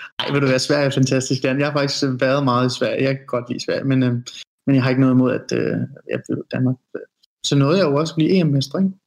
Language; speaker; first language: Danish; early bilingual, other home language; Persian